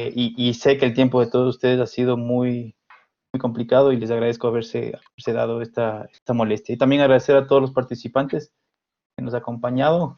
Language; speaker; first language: Spanish; native; Spanish